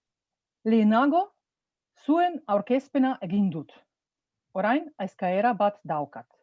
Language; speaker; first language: Basque; non-native, fluent; Slovenian